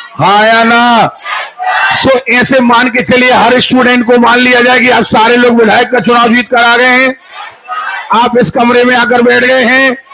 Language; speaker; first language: Hindi; native; Hindi